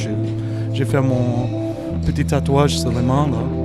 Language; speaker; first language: French; non-native, learner; English